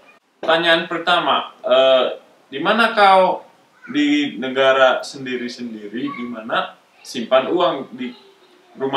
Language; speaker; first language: Indonesian; non-native, fluent; English